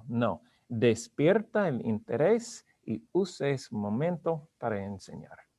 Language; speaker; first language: Spanish; non-native, learner; English